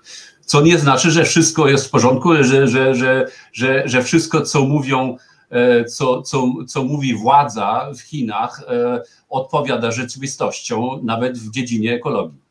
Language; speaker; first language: Polish; non-native, fluent; German